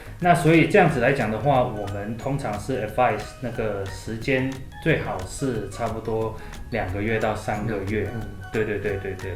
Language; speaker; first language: Chinese; non-native, local second language; English